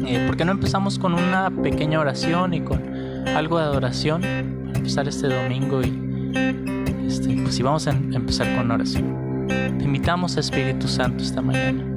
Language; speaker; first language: Spanish; native; Spanish